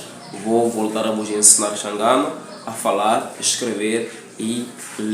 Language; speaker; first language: Portuguese; non-native, local second language; Tsonga